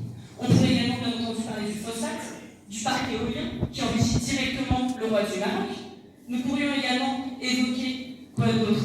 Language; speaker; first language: French; native; French